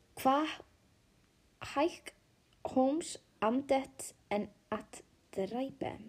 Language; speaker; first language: Icelandic; non-native, learner; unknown